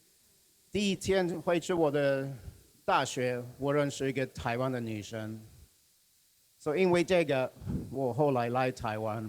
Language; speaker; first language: Chinese; non-native, fluent; Swedish